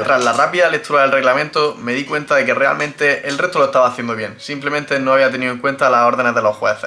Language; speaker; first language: Spanish; native; Spanish